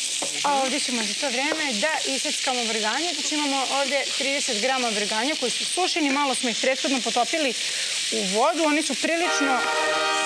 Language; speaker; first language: Serbian; native; Serbian